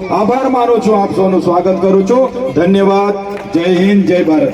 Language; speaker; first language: Gujarati; non-native, local second language; Vasavi